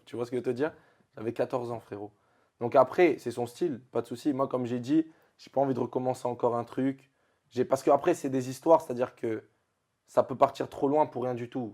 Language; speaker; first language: French; native; French